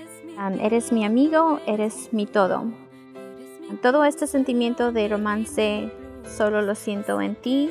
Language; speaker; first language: Spanish; early bilingual, other home language; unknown